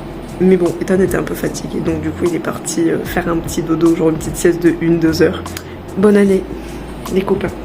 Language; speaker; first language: French; native; French